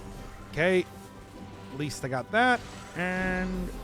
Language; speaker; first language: English; native; English